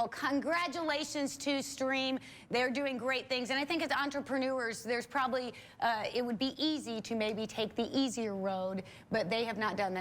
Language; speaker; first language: English; native; English